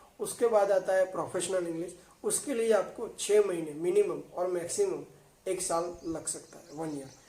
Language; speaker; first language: Hindi; non-native, local second language; Gujarati